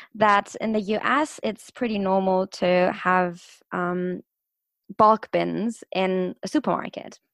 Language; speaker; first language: English; non-native, fluent; German